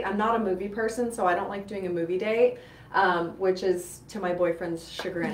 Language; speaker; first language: English; native; English